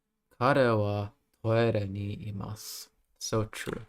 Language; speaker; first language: Japanese; non-native, learner; English